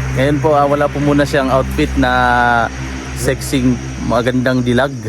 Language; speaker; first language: Filipino; non-native, local second language; Cebuano